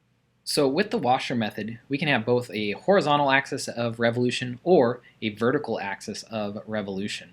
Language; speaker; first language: English; native; English